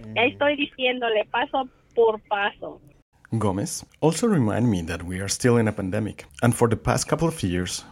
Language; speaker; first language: English; non-native, fluent; Spanish